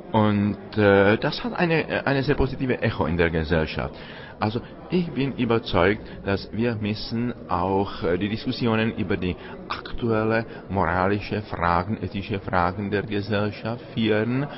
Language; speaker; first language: German; non-native, fluent; Czech